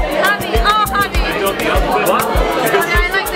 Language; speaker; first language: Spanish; non-native, learner; Korean